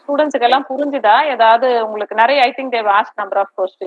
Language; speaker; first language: Tamil; native; Tamil